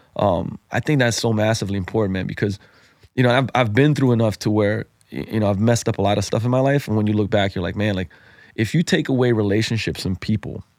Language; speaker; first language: English; non-native, fluent; Slovenian